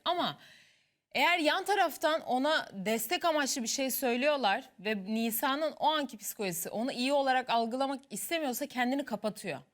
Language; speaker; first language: Turkish; native; Turkish